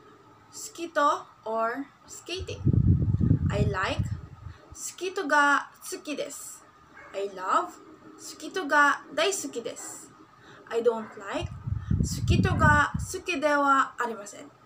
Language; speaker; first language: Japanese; non-native, learner; Filipino